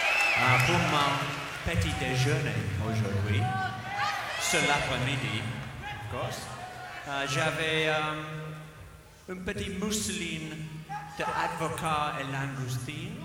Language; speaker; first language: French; non-native, learner; English